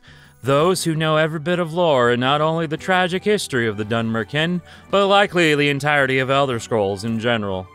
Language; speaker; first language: English; native; English